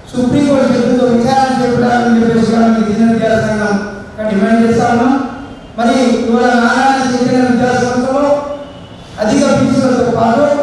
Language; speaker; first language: Telugu; non-native, local second language; Lambadi